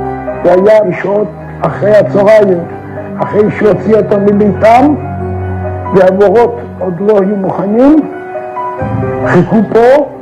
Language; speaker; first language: Hebrew; non-native, fluent; Yiddish